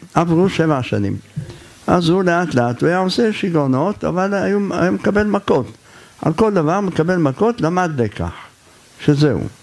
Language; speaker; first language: Hebrew; native; Hebrew